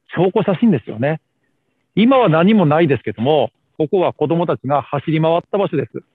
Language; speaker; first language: Japanese; native; Japanese